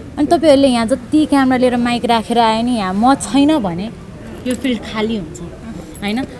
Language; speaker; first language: Nepali; native; Nepali